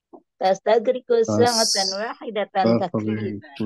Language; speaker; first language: Arabic; non-native, learner; Indonesian